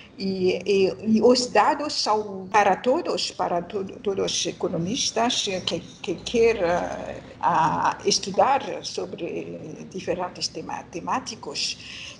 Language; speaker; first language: Portuguese; non-native, learner; French